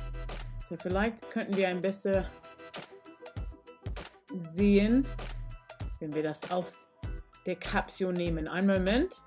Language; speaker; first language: German; non-native, learner; English